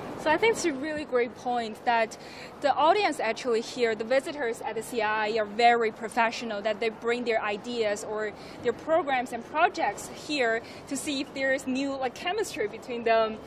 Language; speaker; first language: English; non-native, fluent; Chinese